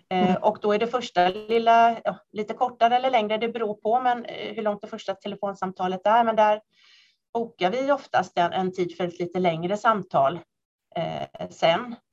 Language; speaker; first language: Swedish; native; Swedish